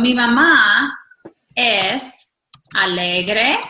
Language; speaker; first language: Spanish; non-native, fluent; English